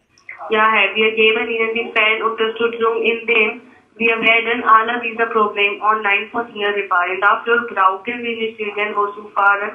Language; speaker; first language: German; non-native, learner; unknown